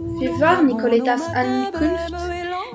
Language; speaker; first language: German; non-native, learner; French